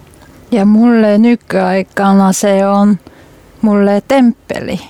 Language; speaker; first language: Finnish; non-native, learner; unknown